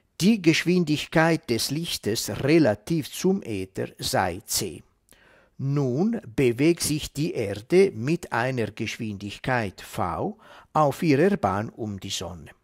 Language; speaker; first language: German; non-native, fluent; Italian